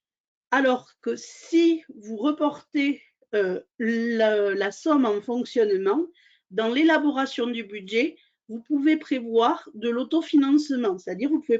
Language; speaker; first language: French; native; French